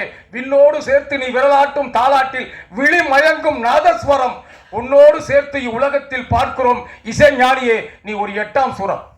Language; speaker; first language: Tamil; native; Tamil